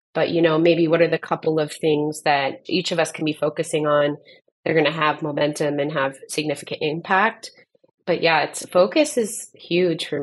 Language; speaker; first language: English; native; English